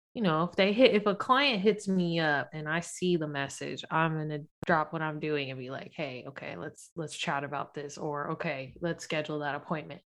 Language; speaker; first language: English; native; English